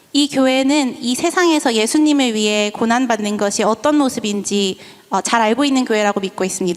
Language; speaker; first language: Korean; native; Korean